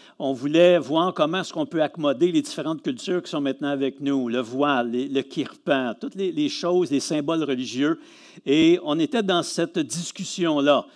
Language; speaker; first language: French; native; French